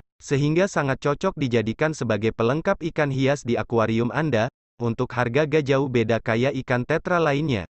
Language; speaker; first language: Indonesian; native; Indonesian